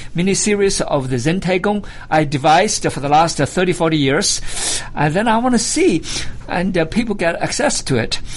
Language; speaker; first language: English; non-native, fluent; Chinese